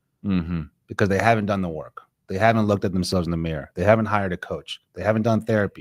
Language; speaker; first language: English; native; English